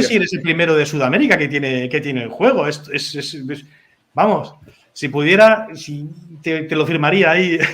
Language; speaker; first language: Spanish; native; Spanish